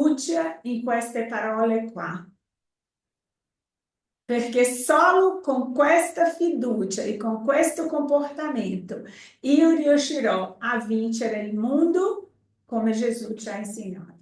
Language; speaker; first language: Italian; non-native, fluent; Portuguese